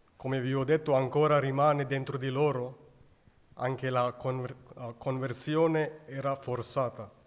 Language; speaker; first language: Italian; non-native, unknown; Sinhala